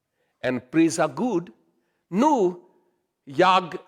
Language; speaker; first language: Swedish; non-native, learner; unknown